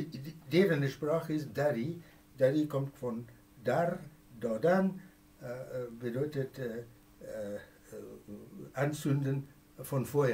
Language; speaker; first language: German; non-native, fluent; Persian